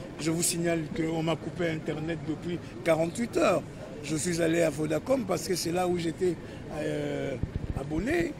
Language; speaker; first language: French; non-native, local second language; Kongo